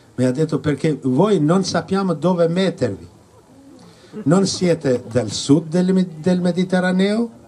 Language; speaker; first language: Italian; non-native, fluent; Albanian